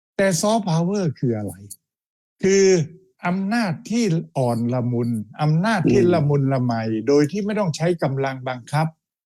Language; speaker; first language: Thai; native; Thai